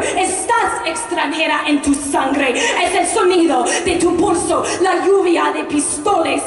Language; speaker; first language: Spanish; non-native, learner; English